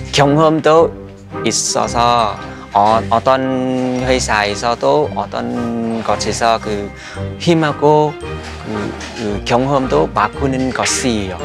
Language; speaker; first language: Korean; non-native, learner; Vietnamese